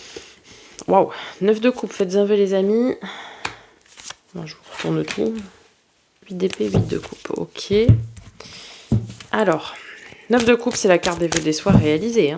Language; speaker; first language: French; native; French